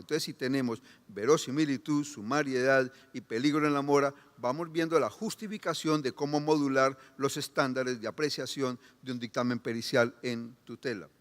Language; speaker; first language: Spanish; native; Spanish